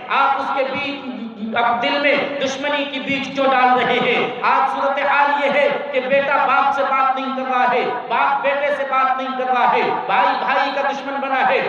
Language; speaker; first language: Urdu; native; Urdu